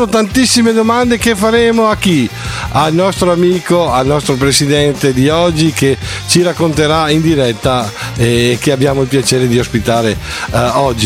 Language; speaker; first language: Italian; native; Italian